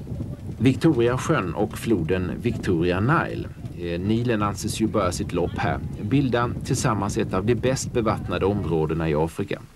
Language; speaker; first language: Swedish; native; Swedish